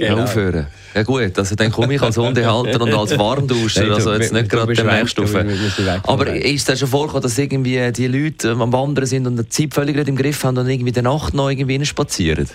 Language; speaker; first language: German; native; German